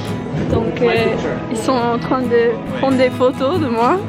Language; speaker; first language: French; non-native, learner; English